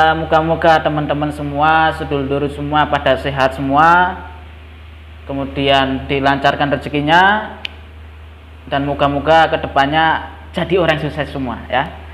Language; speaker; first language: Indonesian; non-native, local second language; Javanese